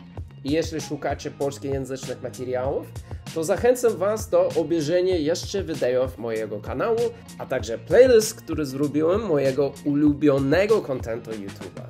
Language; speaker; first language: Polish; non-native, learner; English